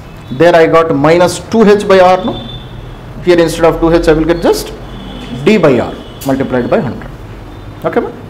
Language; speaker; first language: English; non-native, local second language; Telugu